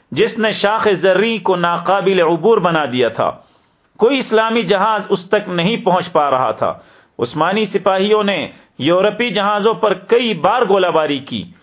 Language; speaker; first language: Urdu; native; Urdu